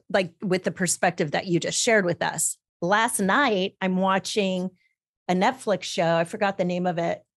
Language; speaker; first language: English; native; English